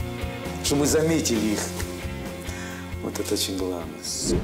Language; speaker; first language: Russian; non-native, fluent; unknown